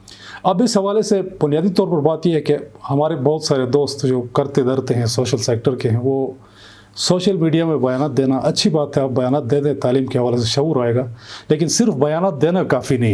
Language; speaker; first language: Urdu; non-native, local second language; Shina